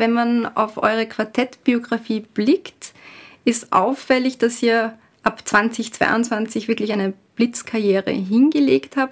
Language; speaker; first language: German; native; German